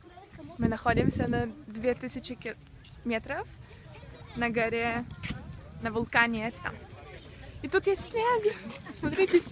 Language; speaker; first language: Russian; early bilingual, heritage; Russian